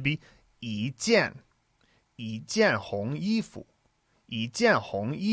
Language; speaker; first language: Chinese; non-native, fluent; English